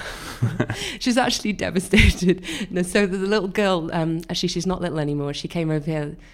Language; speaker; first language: English; native; English